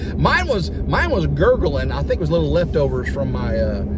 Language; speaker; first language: English; native; English